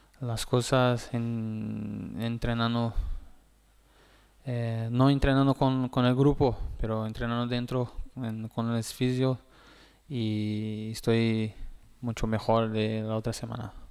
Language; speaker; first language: Spanish; non-native, fluent; Portuguese